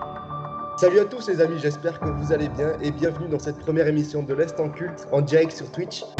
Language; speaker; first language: French; native; French